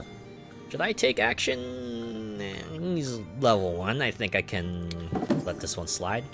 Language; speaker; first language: English; native; English